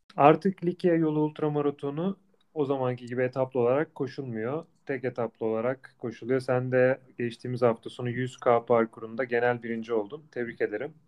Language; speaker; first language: Turkish; native; Turkish